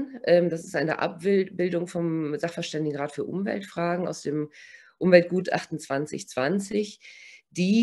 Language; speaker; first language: German; native; German